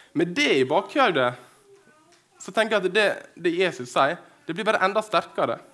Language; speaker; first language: Norwegian; native; Norwegian